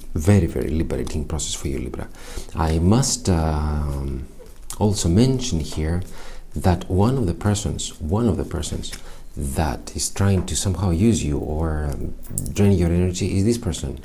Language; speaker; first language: English; non-native, fluent; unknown